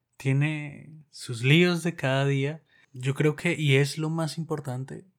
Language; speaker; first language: Spanish; native; Spanish